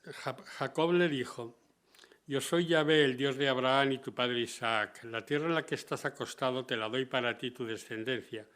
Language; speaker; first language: Spanish; native; Spanish